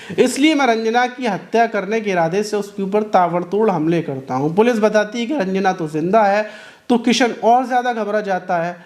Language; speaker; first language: Hindi; native; Hindi